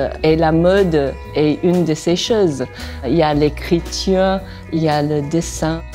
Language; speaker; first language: French; non-native, fluent; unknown